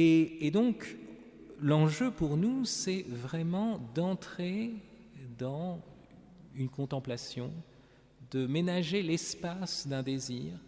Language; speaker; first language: French; native; French